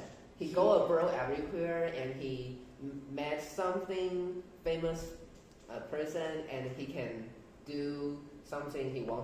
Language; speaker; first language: English; non-native, learner; Chinese